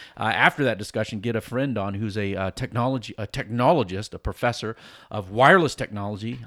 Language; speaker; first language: English; native; English